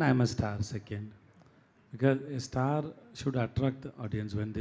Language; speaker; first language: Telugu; non-native, learner; Tamil